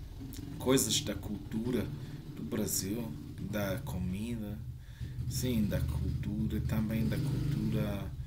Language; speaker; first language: Portuguese; non-native, learner; Spanish